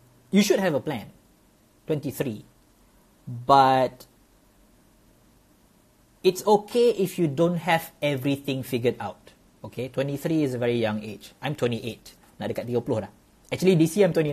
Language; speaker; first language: English; non-native, local second language; Malay